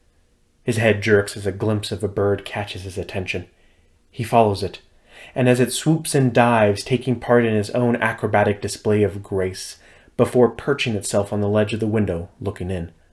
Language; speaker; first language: English; native; English